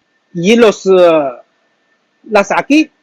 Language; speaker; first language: Spanish; non-native, learner; Chinese